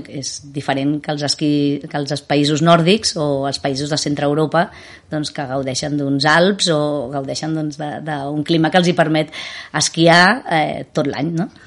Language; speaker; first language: Catalan; native; Catalan